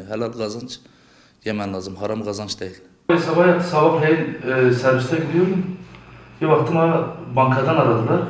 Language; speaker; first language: Turkish; native; Turkish